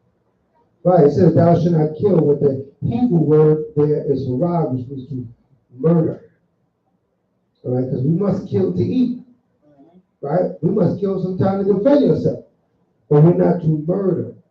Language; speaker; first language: English; native; English